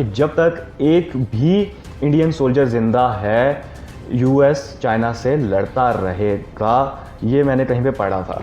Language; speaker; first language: Urdu; non-native, local second language; Punjabi